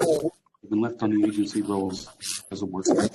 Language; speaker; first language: English; native; English